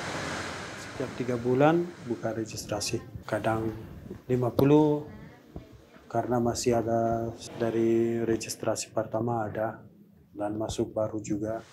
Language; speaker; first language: Indonesian; non-native, learner; Persian